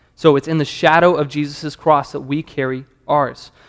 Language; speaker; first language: English; native; English